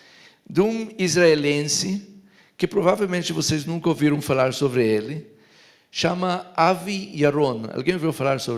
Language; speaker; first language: Portuguese; non-native, fluent; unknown